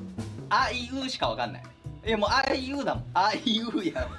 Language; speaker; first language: Japanese; native; Japanese